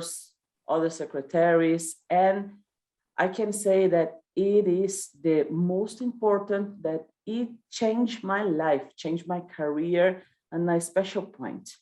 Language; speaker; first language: English; non-native, learner; Portuguese